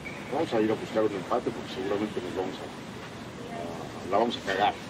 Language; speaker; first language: Spanish; native; Spanish